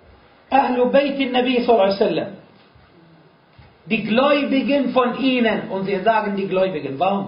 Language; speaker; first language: German; non-native, fluent; Arabic